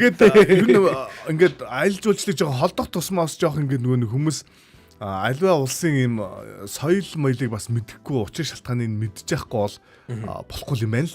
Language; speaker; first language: Mongolian; native; Mongolian